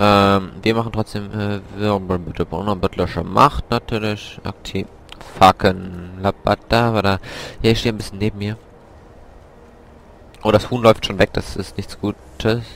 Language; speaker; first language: German; native; German